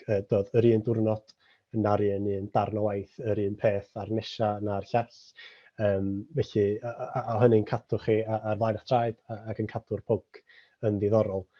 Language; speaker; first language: Welsh; native; Welsh